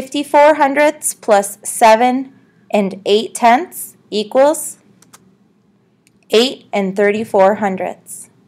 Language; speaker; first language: English; native; English